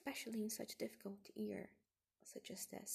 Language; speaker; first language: English; non-native, fluent; Portuguese